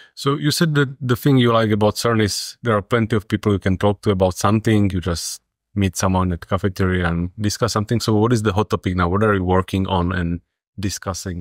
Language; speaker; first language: English; non-native, fluent; Slovak